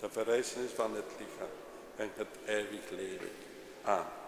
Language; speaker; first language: Dutch; non-native, fluent; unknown